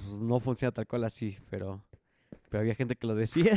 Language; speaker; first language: Spanish; native; Spanish